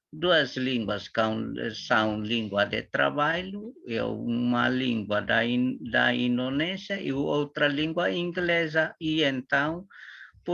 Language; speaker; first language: Portuguese; non-native, learner; Tetum